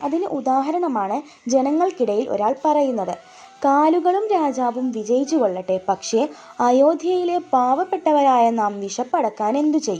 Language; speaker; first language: Malayalam; native; Malayalam